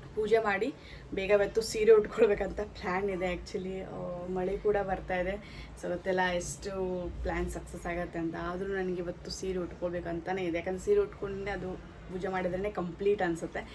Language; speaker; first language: Kannada; non-native, local second language; Marathi